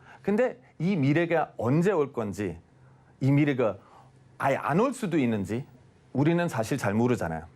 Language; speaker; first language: Korean; non-native, fluent; German